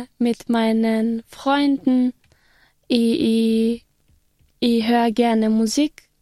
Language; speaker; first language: German; early bilingual, other home language; Arabic